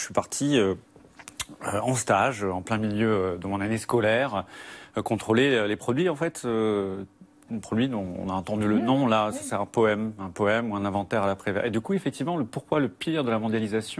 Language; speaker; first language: French; native; French